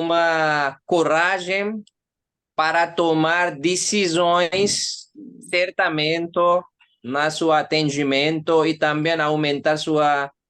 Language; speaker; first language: Portuguese; non-native, learner; Hindi